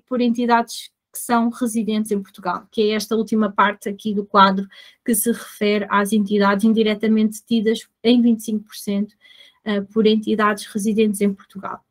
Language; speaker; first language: Portuguese; native; Portuguese